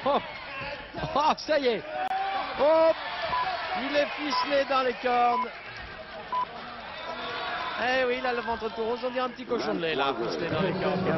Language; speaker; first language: French; native; French